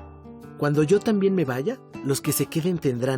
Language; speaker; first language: Spanish; native; Spanish